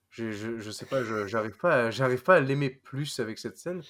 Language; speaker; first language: French; non-native, fluent; English